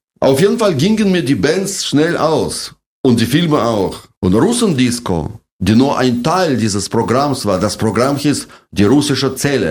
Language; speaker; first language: German; non-native, fluent; Russian